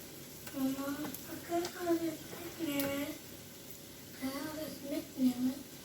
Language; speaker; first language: German; early bilingual, other home language; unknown